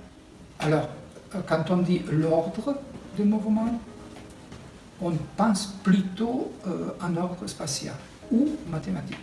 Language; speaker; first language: French; non-native, fluent; Serbian